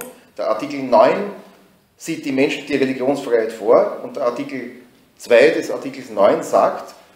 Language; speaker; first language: German; native; German